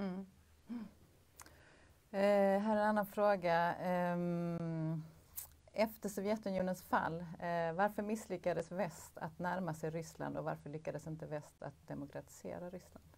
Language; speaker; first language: Swedish; native; Swedish